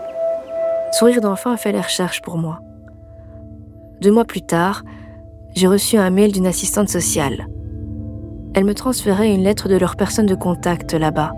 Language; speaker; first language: French; native; French